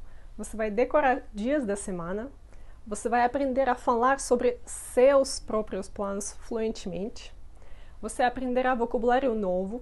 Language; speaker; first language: Portuguese; non-native, fluent; Russian